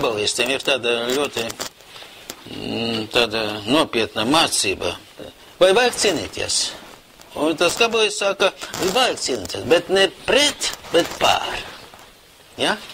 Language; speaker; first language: Latvian; non-native, local second language; Russian